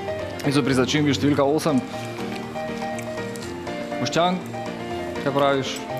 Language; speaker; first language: Slovenian; native; Slovenian